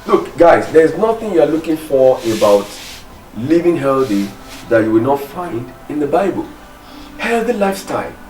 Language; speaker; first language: English; non-native, local second language; Yoruba